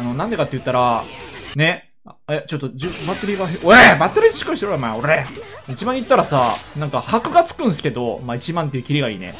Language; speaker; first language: Japanese; native; Japanese